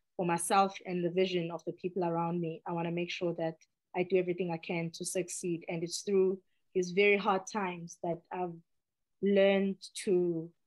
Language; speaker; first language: English; non-native, local second language; Xhosa